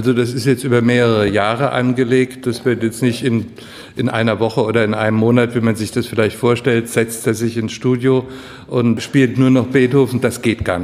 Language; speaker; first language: German; native; German